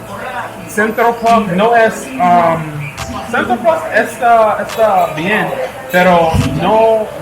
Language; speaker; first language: Spanish; non-native, learner; English